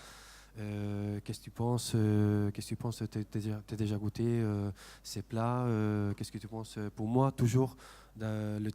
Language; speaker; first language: French; non-native, fluent; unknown